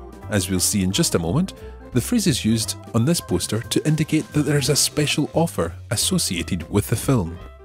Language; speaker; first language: English; native; English